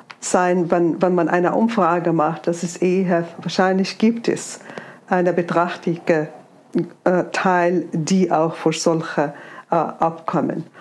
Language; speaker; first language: German; non-native, fluent; Arabic